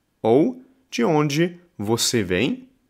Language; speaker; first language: Portuguese; non-native, fluent; German